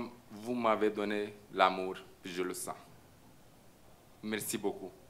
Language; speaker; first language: French; non-native, fluent; Romanian